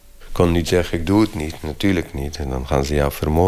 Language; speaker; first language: Dutch; non-native, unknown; Kurdish